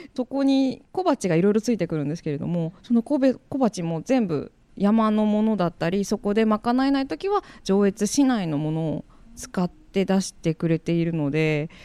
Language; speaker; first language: Japanese; native; Japanese